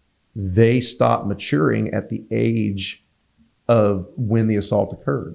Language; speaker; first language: English; native; English